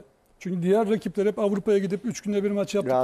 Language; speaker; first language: Turkish; native; Turkish